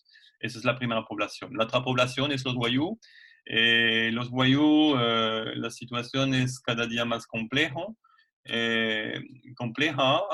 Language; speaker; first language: Spanish; non-native, fluent; French